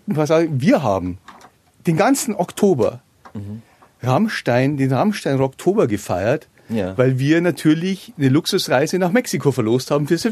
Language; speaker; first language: German; native; German